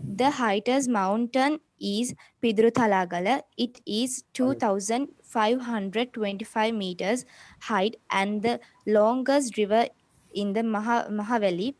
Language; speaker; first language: English; non-native, learner; Sinhala